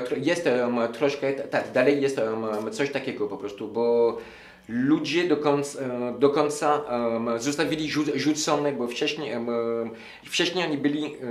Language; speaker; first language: Polish; non-native, learner; French